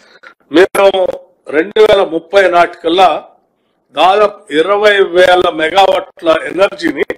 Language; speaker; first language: Telugu; native; Telugu